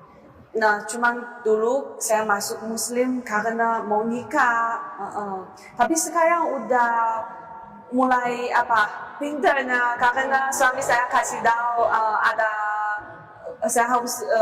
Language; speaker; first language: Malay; non-native, learner; Chinese